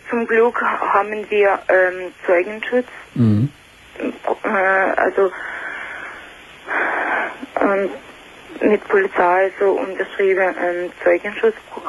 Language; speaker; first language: German; non-native, learner; Russian